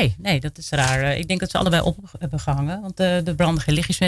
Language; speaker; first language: Dutch; native; Dutch